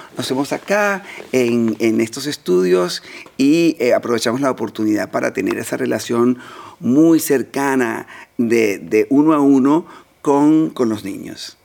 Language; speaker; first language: Spanish; native; Spanish